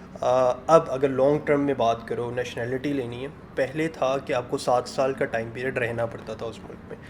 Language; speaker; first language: Urdu; native; Urdu